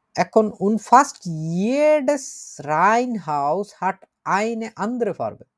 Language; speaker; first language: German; non-native, fluent; Bangla